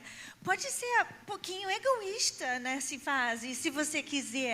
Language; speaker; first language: Portuguese; non-native, fluent; English